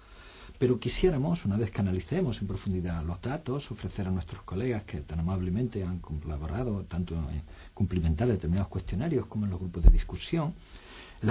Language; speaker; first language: Spanish; native; Spanish